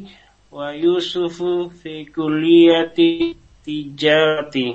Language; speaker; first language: Arabic; non-native, learner; Indonesian